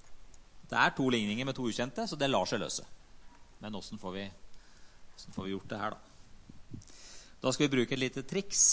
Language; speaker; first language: Norwegian; native; Norwegian